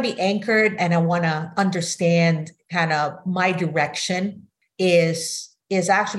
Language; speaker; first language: English; non-native, local second language; Filipino